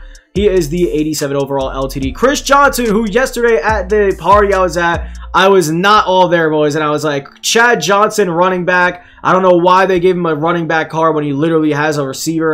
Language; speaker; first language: English; native; English